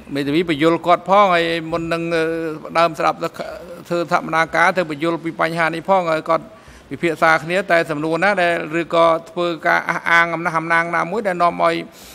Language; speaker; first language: Khmer; native; Khmer